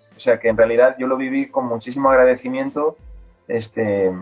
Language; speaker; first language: Spanish; native; Spanish